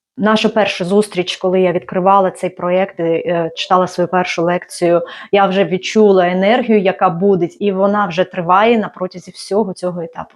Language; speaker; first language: Ukrainian; native; Ukrainian